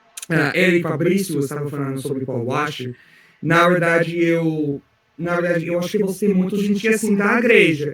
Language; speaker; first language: Portuguese; non-native, learner; English